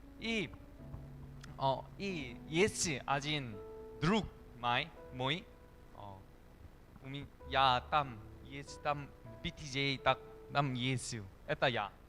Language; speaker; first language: Russian; non-native, learner; Korean